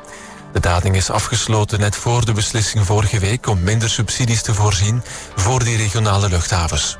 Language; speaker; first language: Dutch; native; Dutch